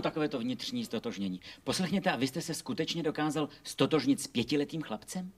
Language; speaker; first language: Czech; native; Czech